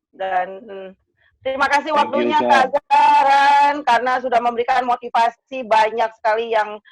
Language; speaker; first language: Indonesian; native; Indonesian